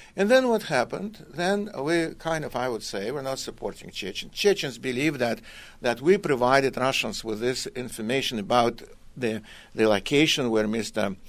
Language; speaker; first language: English; non-native, fluent; Russian